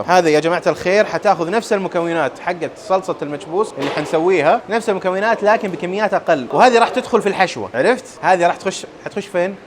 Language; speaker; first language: Arabic; native; Arabic